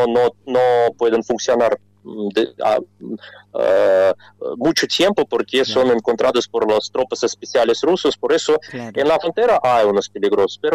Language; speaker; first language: Spanish; non-native, fluent; Russian